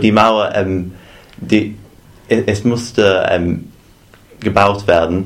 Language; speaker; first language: German; non-native, fluent; English